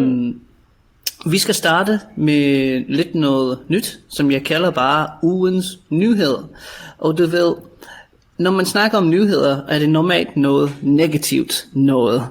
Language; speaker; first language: Danish; native; Danish